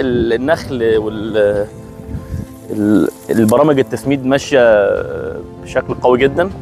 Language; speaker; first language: Arabic; native; Arabic